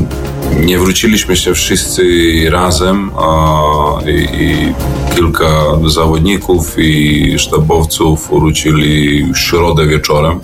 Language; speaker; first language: Polish; non-native, fluent; Serbian